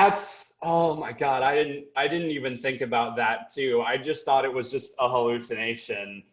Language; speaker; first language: English; native; English